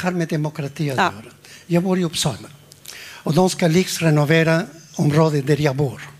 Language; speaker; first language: Swedish; non-native, learner; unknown